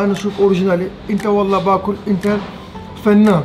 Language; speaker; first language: Arabic; non-native, learner; Turkish